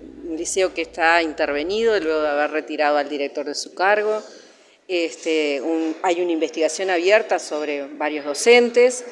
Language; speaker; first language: Spanish; native; Spanish